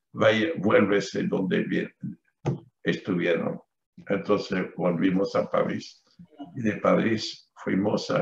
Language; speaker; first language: Spanish; non-native, fluent; French